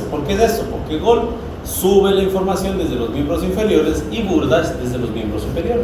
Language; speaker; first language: Spanish; native; Spanish